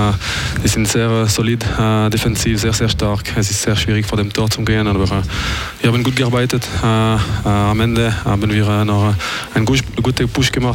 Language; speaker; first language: German; non-native, local second language; French